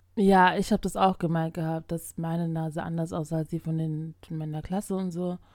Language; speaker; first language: German; early bilingual, other home language; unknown